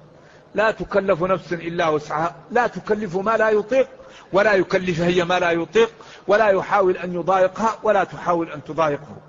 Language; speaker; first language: Arabic; native; Arabic